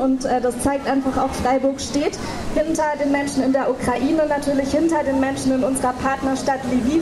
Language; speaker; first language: German; native; German